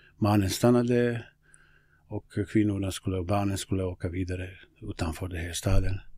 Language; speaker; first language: Swedish; non-native, fluent; Bosnian